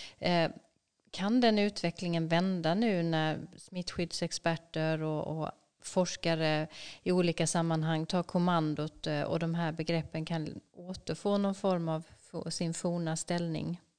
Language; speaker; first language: Swedish; native; Swedish